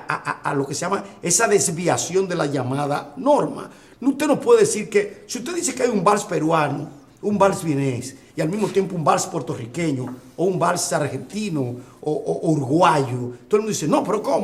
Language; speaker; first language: Spanish; native; Spanish